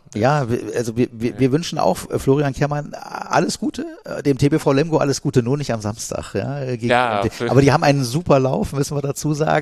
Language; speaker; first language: German; native; German